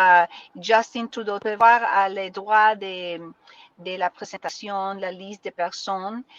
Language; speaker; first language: French; non-native, learner; Spanish